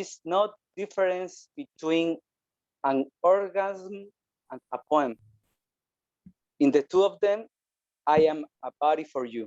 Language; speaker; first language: English; non-native, learner; Spanish